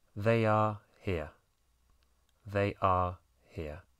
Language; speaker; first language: English; non-native, fluent; Spanish